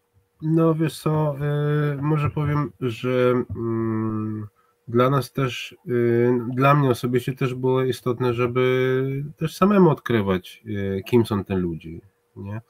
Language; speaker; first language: Polish; non-native, fluent; Hebrew